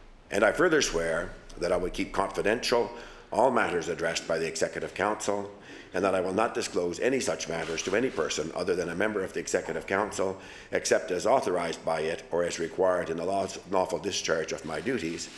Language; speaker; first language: English; native; English